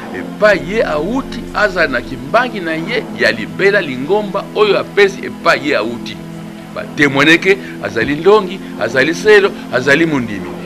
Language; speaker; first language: Lingala; non-native, local second language; Kongo